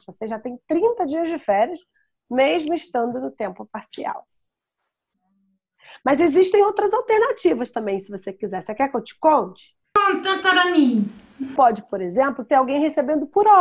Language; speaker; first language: Portuguese; native; Portuguese